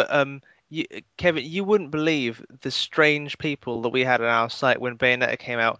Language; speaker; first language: English; native; English